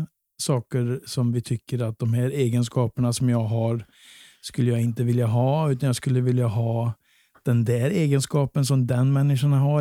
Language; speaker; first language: Swedish; native; Swedish